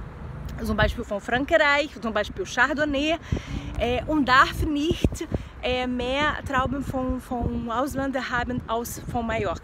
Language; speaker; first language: German; non-native, fluent; Portuguese